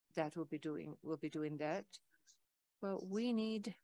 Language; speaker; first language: English; non-native, fluent; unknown